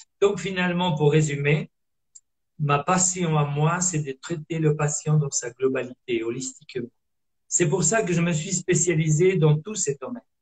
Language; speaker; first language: French; non-native, fluent; Italian